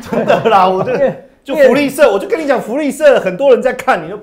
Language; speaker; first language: Chinese; native; Chinese